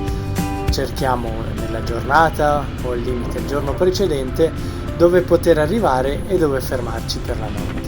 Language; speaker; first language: Italian; native; Italian